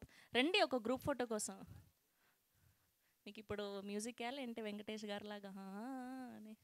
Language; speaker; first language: Telugu; native; Telugu